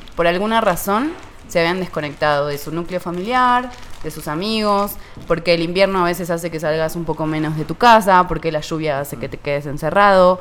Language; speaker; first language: Spanish; native; Spanish